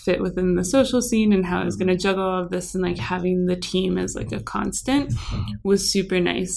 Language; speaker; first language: English; native; English